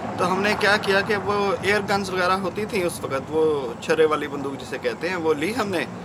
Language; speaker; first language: Urdu; non-native, local second language; Punjabi